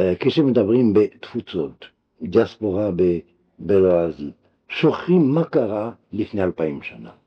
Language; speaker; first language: Hebrew; non-native, fluent; French